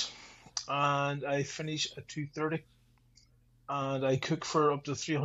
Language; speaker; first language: English; native; English